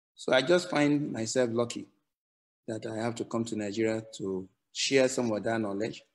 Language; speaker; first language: English; non-native, local second language; Yoruba